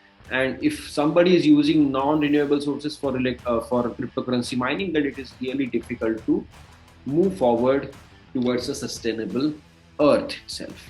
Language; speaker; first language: English; non-native, local second language; Marathi